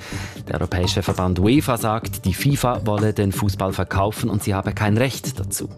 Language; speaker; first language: German; native; German